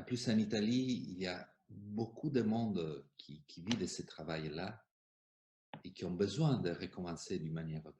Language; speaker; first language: French; non-native, fluent; Italian